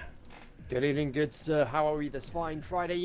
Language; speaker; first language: English; native; English